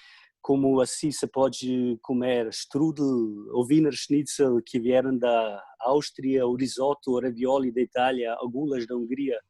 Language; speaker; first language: Portuguese; non-native, fluent; Slovenian